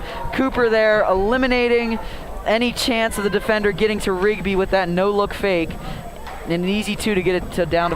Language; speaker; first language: English; native; English